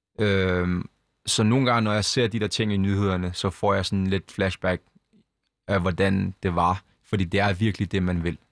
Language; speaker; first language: Danish; early bilingual, other home language; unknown